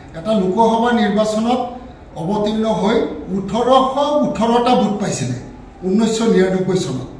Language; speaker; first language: Assamese; native; Assamese